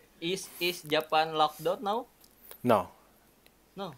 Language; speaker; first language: English; non-native, learner; Indonesian